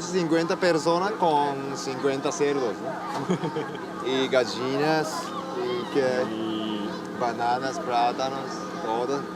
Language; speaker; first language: Spanish; non-native, learner; Japanese